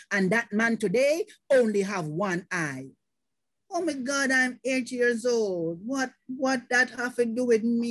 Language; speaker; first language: English; native; English